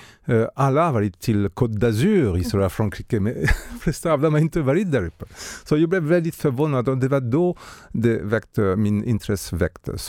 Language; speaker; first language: Swedish; non-native, fluent; French